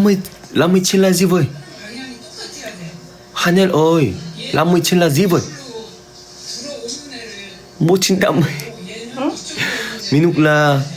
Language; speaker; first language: Vietnamese; non-native, learner; Korean